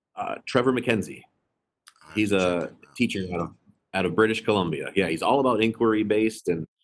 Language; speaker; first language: English; native; English